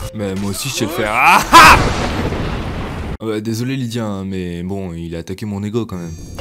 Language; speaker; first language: French; native; French